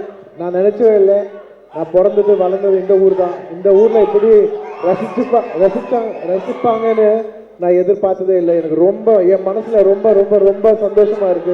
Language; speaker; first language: Tamil; non-native, local second language; Telugu